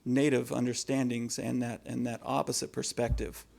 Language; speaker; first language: English; native; English